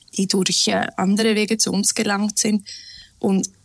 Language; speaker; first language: German; early bilingual, other home language; Turkish